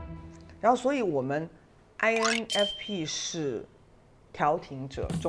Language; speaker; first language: Chinese; native; Chinese